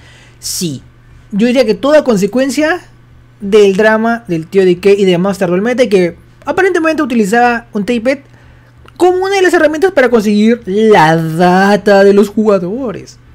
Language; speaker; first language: Spanish; native; Spanish